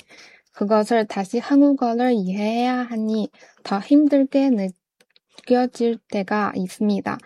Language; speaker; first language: Korean; non-native, learner; Chinese